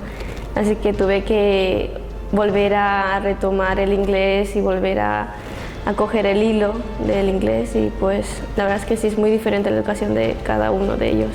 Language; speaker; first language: Spanish; early bilingual, other home language; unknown